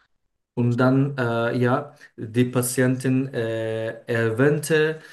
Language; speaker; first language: German; non-native, learner; Turkish